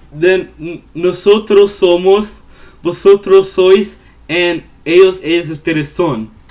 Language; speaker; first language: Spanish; non-native, learner; English